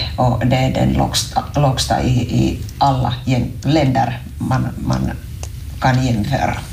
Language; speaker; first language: Swedish; non-native, local second language; Finnish